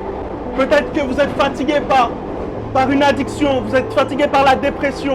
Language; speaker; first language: French; native; French